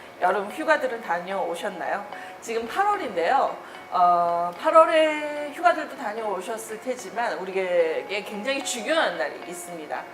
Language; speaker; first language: Korean; native; Korean